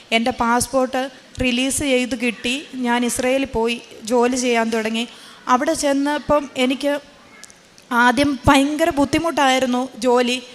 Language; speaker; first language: Malayalam; native; Malayalam